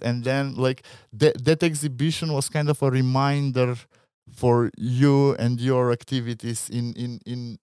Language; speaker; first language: English; non-native, fluent; Macedonian